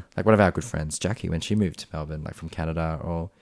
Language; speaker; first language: English; non-native, local second language; Vietnamese